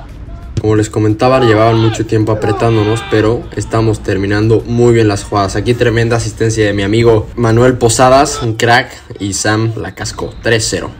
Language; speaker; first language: Spanish; native; Spanish